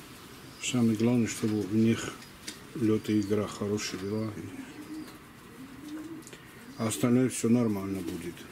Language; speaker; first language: Russian; non-native, local second language; Georgian